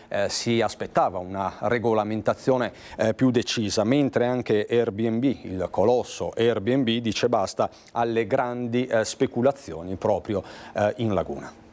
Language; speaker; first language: Italian; native; Italian